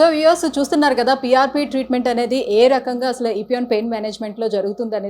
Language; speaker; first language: Telugu; native; Telugu